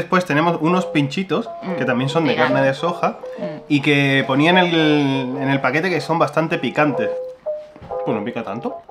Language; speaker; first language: Spanish; native; Spanish